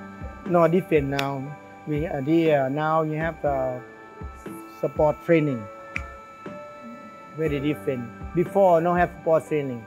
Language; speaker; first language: English; non-native, learner; Thai